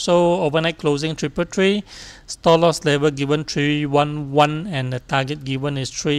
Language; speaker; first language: English; non-native, local second language; Chinese